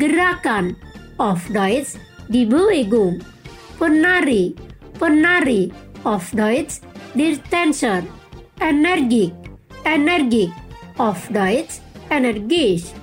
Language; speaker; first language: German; non-native, fluent; Indonesian